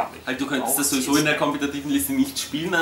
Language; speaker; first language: German; native; German